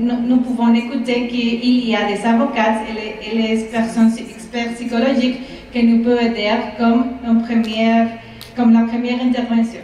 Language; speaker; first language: French; non-native, fluent; Spanish